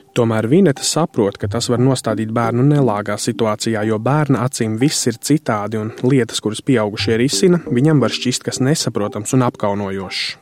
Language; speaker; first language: Latvian; native; Latvian